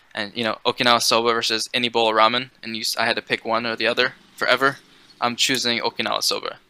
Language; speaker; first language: English; native; English